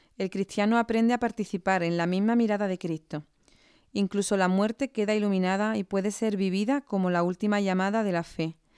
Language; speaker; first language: Spanish; native; Spanish